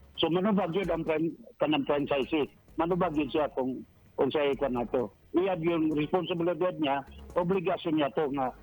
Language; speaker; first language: Cebuano; native; Cebuano